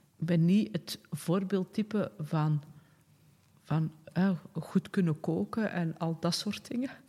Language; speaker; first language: Dutch; native; Dutch